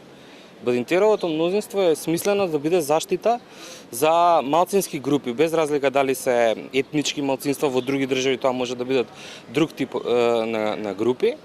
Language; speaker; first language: Macedonian; native; Macedonian